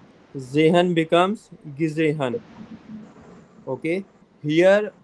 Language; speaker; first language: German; non-native, fluent; Hindi